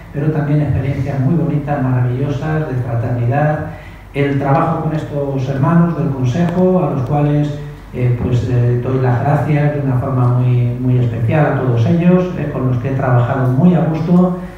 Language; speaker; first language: Spanish; native; Spanish